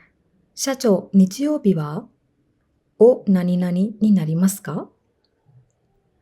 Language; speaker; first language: Japanese; non-native, fluent; Sinhala